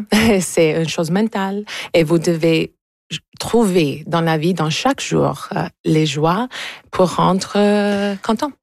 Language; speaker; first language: French; non-native, local second language; English